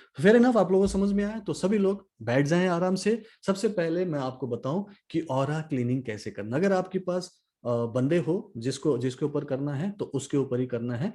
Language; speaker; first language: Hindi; non-native, local second language; Nepali